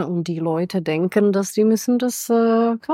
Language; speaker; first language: German; non-native, fluent; Czech